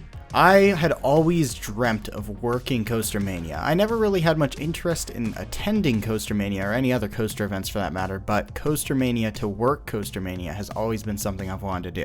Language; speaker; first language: English; native; English